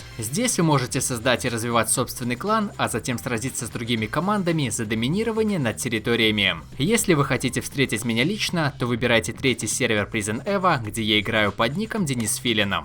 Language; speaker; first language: Russian; native; Russian